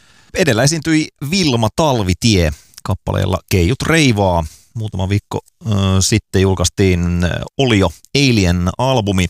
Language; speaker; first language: Finnish; native; Finnish